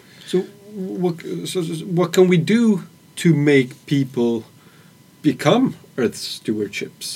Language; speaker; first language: English; non-native, fluent; Swedish